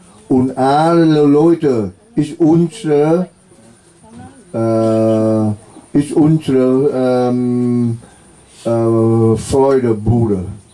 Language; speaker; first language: German; non-native, learner; Vietnamese